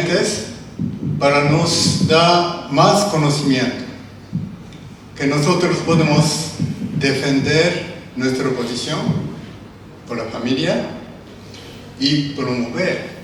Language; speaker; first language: Spanish; non-native, learner; Japanese